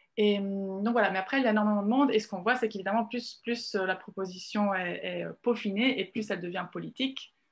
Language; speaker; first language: French; non-native, fluent; Italian